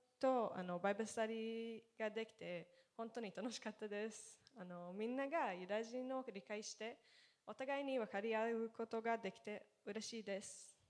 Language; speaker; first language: Japanese; non-native, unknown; Hebrew